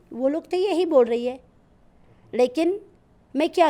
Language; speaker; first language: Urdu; non-native, learner; Persian